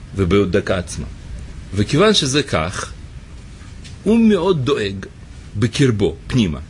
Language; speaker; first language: Hebrew; native; Hebrew